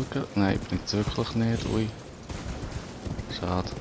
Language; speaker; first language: German; native; German